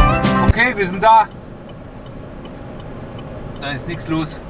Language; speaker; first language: German; native; German